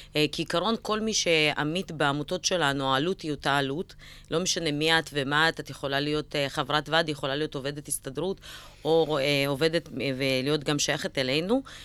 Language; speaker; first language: Hebrew; early bilingual, other home language; Russian